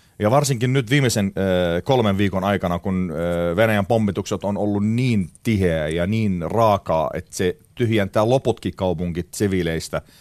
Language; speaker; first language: Finnish; non-native, fluent; Arabic